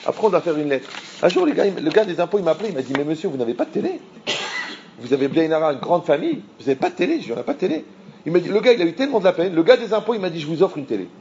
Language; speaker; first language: French; native; French